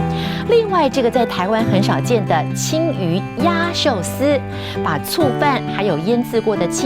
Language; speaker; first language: Chinese; native; Chinese